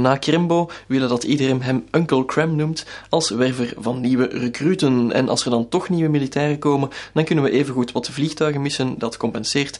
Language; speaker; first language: Dutch; native; Dutch